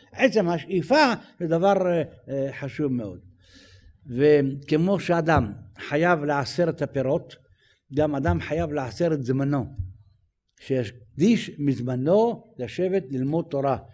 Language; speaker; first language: Hebrew; native; Hebrew